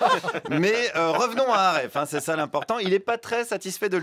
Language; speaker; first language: French; native; French